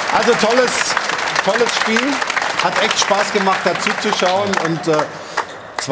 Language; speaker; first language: German; native; German